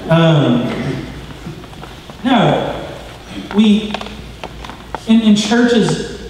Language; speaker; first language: English; native; English